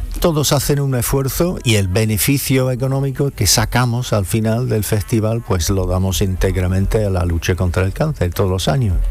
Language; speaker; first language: Spanish; non-native, fluent; English